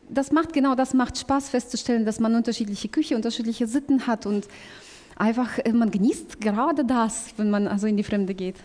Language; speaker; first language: German; non-native, fluent; Russian